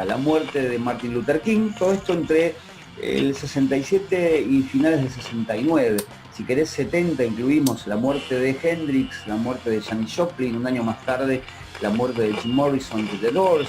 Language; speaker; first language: Spanish; native; Spanish